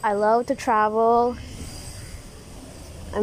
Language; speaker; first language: English; non-native, local second language; Tamil